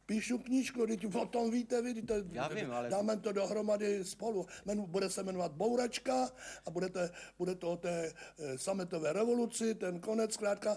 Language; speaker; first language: Czech; native; Czech